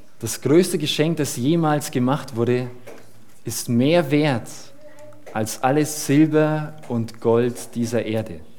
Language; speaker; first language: German; early bilingual, other home language; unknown